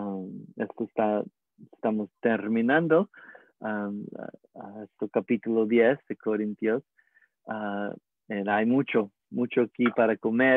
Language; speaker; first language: Spanish; early bilingual, heritage; English